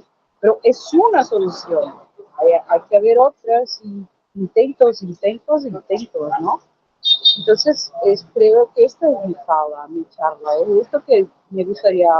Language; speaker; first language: Spanish; non-native, learner; Portuguese